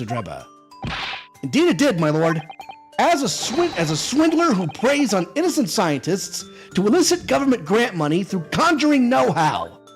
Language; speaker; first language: English; native; English